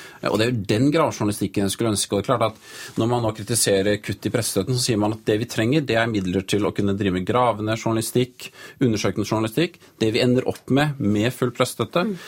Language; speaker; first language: Norwegian; native; Norwegian